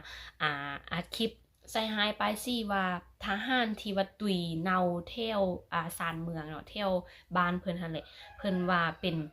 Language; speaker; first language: Thai; non-native, local second language; Lao